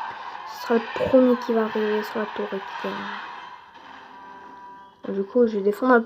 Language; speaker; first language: French; native; French